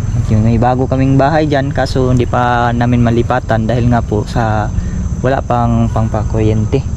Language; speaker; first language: Filipino; non-native, local second language; Cebuano